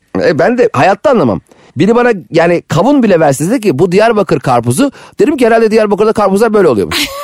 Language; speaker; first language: Turkish; native; Turkish